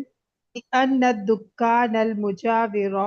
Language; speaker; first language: Arabic; non-native, learner; Urdu